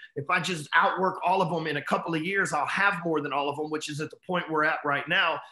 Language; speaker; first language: English; native; English